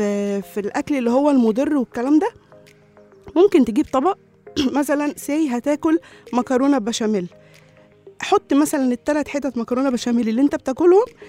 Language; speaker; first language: Arabic; native; Arabic